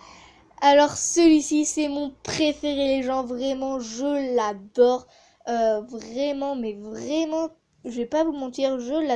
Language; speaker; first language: French; native; French